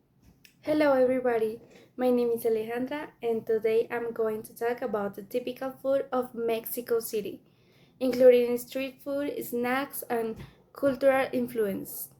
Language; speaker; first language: English; non-native, learner; Spanish